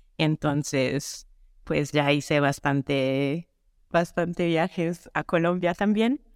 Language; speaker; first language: Spanish; non-native, fluent; Italian